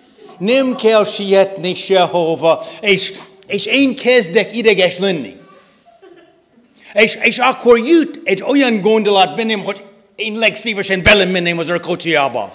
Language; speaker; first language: Hungarian; non-native, learner; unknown